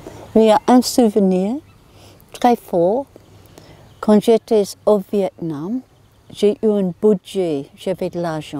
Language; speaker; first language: French; non-native, learner; English